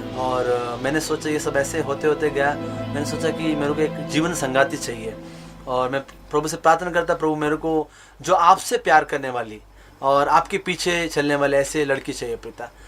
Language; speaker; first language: Hindi; non-native, local second language; Kannada